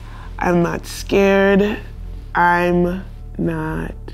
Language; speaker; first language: English; native; English